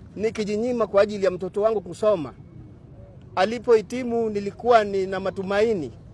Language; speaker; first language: Swahili; non-native, local second language; Luo (Kenya and Tanzania)